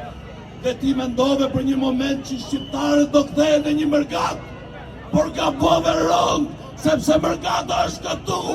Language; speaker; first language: Albanian; native; Albanian